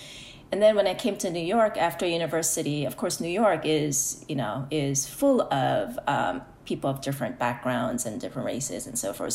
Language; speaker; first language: English; early bilingual, other home language; Korean